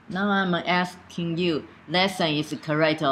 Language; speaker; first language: English; non-native, learner; Chinese